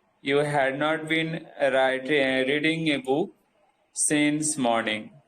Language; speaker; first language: English; non-native, local second language; Bangla